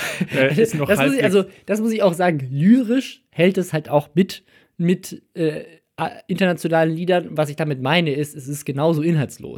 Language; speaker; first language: German; native; German